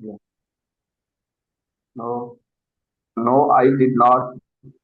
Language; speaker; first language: English; non-native, learner; Urdu